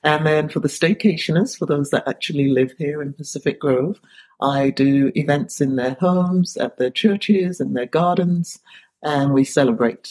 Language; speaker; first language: English; native; English